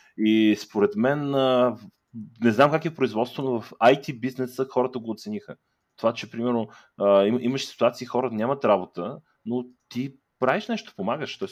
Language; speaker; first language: Bulgarian; native; Bulgarian